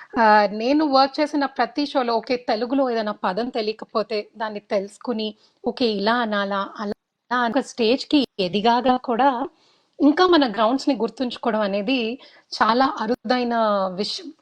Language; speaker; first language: Telugu; native; Telugu